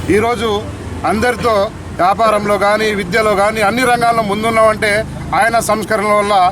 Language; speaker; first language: Telugu; non-native, local second language; Lambadi